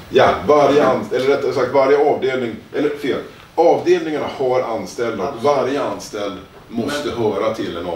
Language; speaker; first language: Swedish; native; Swedish